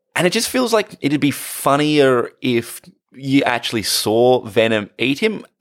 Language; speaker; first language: English; native; English